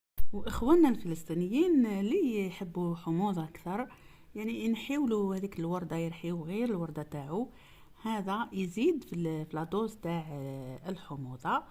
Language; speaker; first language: Arabic; native; Arabic